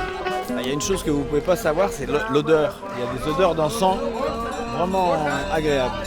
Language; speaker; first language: French; native; French